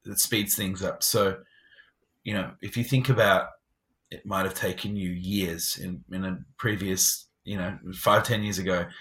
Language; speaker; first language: English; native; English